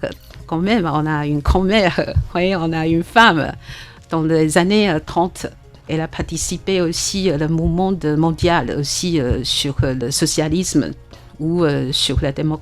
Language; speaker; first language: French; non-native, fluent; Chinese